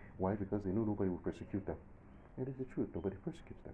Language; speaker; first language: English; non-native, local second language; Yoruba